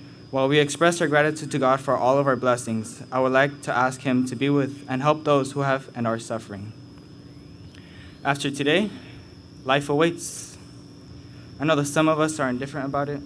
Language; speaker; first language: English; early bilingual, other home language; Spanish